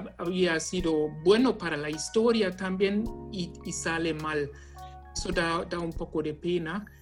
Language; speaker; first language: Spanish; non-native, fluent; German